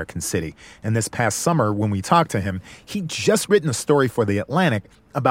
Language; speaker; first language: English; native; English